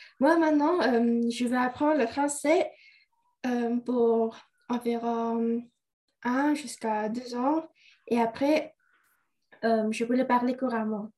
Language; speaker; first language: French; non-native, learner; Indonesian